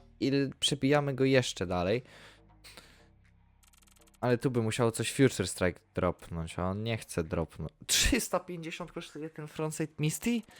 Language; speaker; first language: Polish; native; Polish